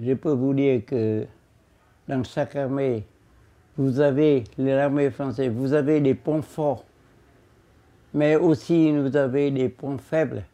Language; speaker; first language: French; non-native, local second language; Vietnamese